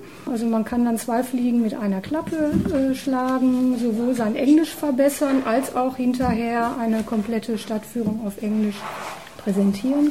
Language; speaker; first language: German; native; German